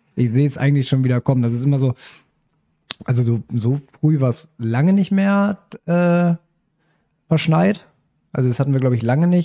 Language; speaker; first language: German; native; German